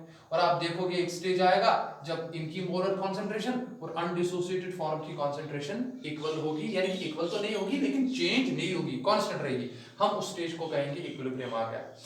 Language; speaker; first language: Hindi; non-native, local second language; Kashmiri